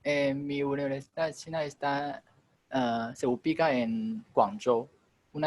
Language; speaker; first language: Spanish; non-native, learner; Chinese